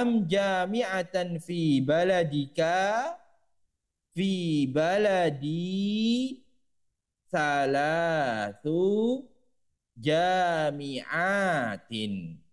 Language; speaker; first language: Arabic; non-native, fluent; Indonesian